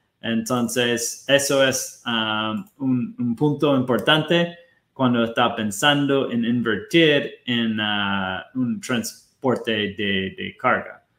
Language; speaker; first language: Spanish; non-native, fluent; Portuguese